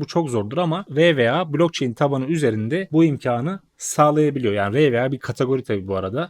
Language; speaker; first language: Turkish; native; Turkish